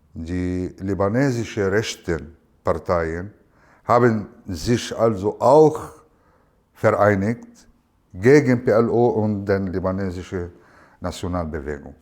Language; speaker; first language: German; non-native, fluent; Arabic